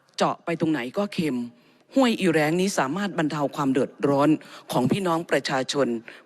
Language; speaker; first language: Thai; native; Thai